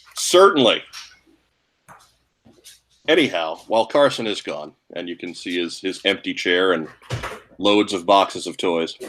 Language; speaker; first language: English; native; English